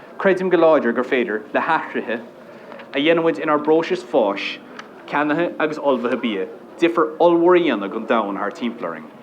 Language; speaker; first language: Irish; non-native, local second language; English